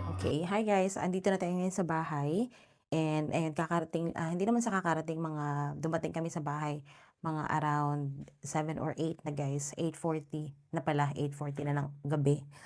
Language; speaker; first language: Filipino; native; Filipino